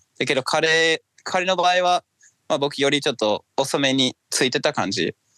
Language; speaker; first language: Japanese; non-native, fluent; English